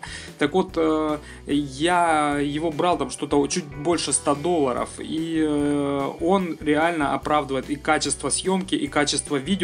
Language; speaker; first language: Russian; native; Russian